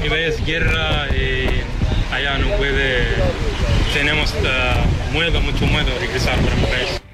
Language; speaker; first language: Spanish; non-native, learner; Arabic